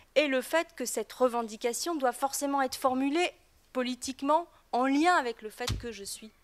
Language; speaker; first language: French; native; French